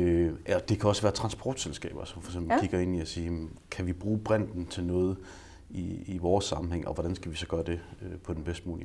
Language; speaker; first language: Danish; native; Danish